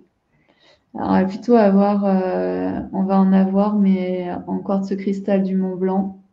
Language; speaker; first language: French; native; French